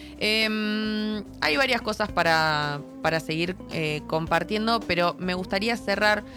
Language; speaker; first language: Spanish; native; Spanish